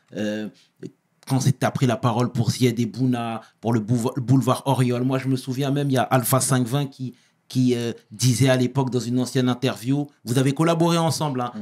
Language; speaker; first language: French; native; French